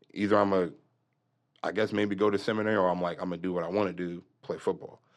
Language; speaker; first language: English; native; English